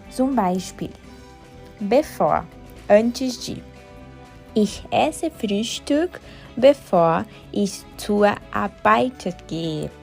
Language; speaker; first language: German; non-native, fluent; Portuguese